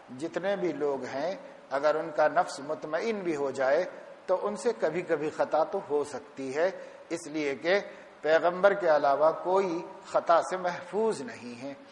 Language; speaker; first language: Urdu; native; Urdu